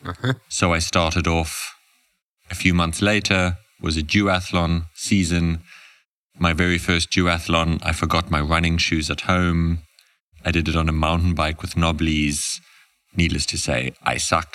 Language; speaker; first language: English; native; English